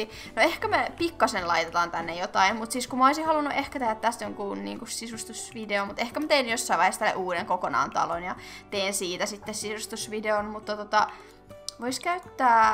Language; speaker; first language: Finnish; native; Finnish